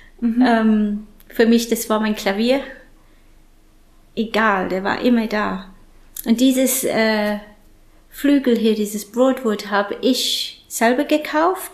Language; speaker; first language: German; non-native, fluent; English